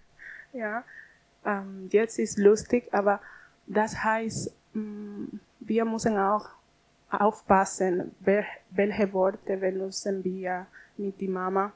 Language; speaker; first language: German; non-native, learner; Spanish